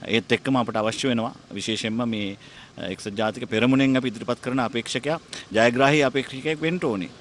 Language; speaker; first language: Sinhala; non-native, local second language; Tamil